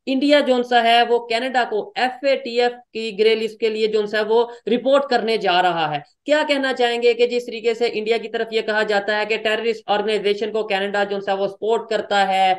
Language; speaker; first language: Urdu; native; Urdu